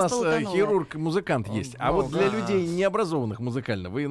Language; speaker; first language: Russian; native; Russian